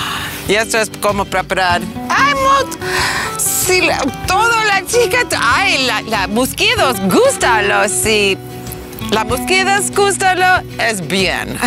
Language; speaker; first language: Spanish; non-native, learner; English